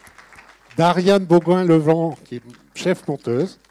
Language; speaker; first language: French; native; French